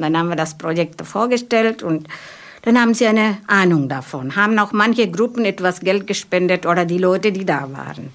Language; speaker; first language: German; non-native, fluent; Malayalam